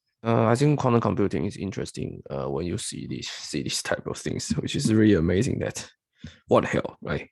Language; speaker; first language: English; non-native, fluent; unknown